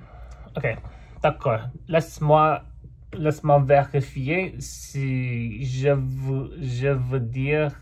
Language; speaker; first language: French; non-native, fluent; English